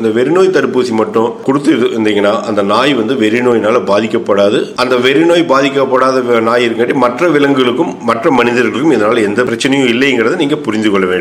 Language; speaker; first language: Tamil; native; Tamil